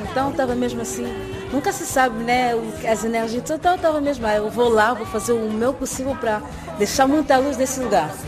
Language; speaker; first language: Portuguese; native; Portuguese